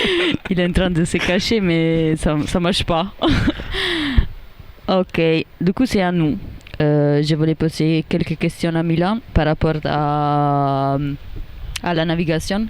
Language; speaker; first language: French; non-native, learner; Italian